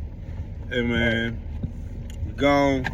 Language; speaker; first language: English; native; English